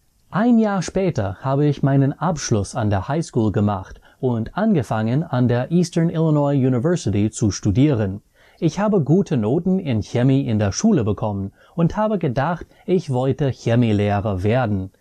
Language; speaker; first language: German; non-native, fluent; English